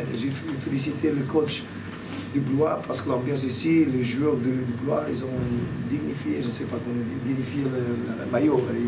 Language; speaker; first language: French; non-native, fluent; Portuguese